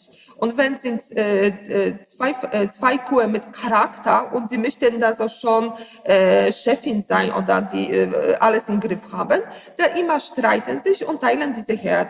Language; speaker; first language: German; non-native, learner; Polish